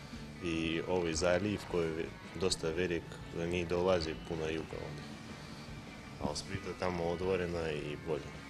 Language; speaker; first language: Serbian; non-native, learner; Russian